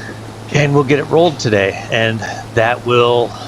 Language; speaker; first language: English; native; English